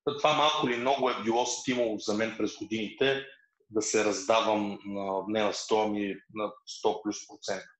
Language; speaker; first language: Bulgarian; early bilingual, other home language; Russian